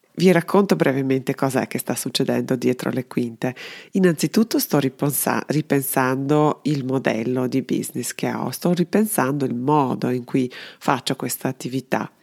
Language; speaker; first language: Italian; non-native, fluent; Serbian